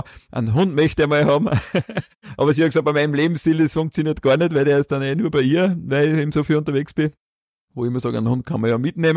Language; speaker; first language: German; native; German